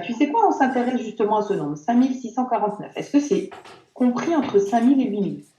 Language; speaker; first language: French; native; French